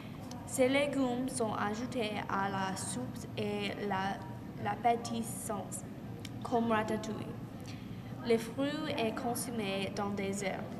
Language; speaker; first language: French; non-native, learner; English